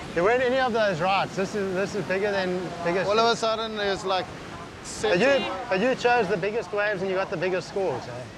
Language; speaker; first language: English; native; English